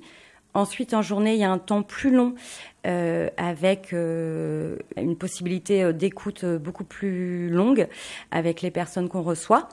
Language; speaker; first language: French; native; French